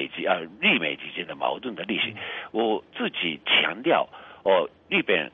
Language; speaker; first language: Chinese; non-native, fluent; Japanese